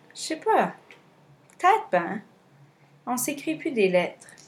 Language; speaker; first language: French; native; French